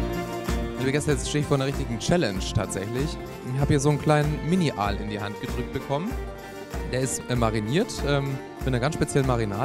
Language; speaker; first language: German; native; German